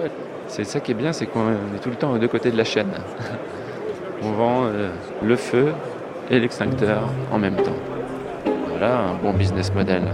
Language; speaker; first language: French; native; French